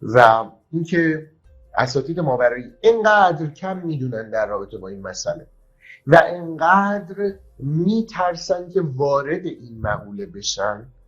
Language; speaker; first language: Persian; native; Persian